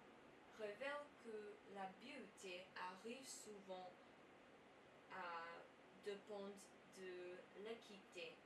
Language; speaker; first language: French; non-native, learner; English